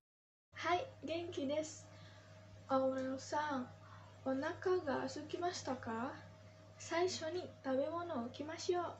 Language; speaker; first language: Japanese; non-native, learner; Indonesian